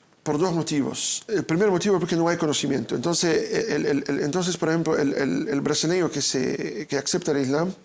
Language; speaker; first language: Spanish; non-native, fluent; Portuguese